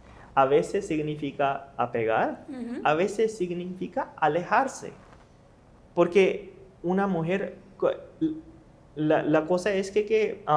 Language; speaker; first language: Spanish; non-native, learner; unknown